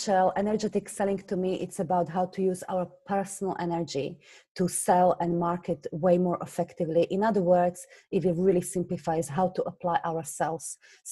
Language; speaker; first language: English; non-native, fluent; Slovak